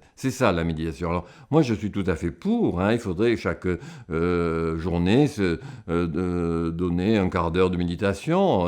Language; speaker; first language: French; native; French